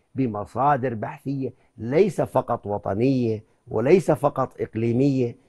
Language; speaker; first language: Arabic; native; Arabic